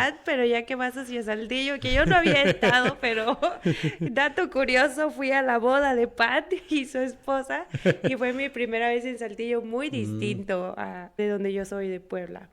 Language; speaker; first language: Spanish; native; Spanish